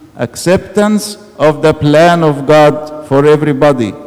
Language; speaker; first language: English; non-native, fluent; Arabic